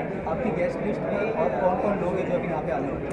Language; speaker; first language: Hindi; native; Hindi